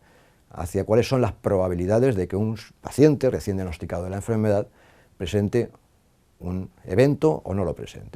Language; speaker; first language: Spanish; native; Spanish